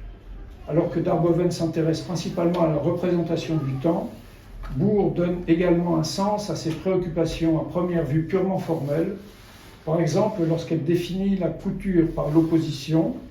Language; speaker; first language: French; native; French